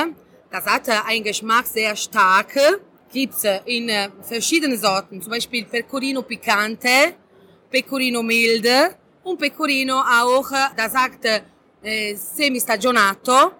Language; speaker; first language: German; non-native, learner; Catalan